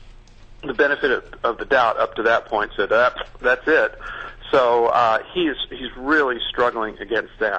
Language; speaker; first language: English; native; English